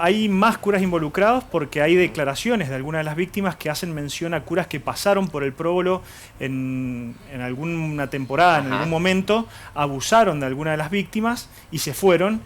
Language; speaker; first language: Spanish; native; Spanish